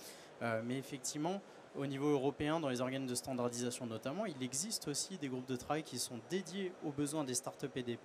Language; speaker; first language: French; native; French